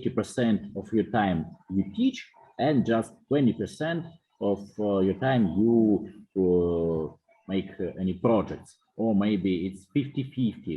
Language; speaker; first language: English; non-native, fluent; Russian